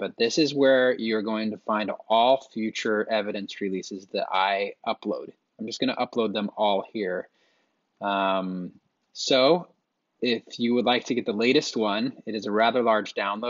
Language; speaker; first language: English; native; English